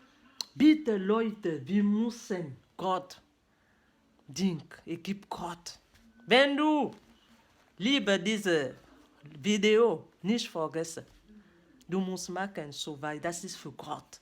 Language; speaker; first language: German; non-native, learner; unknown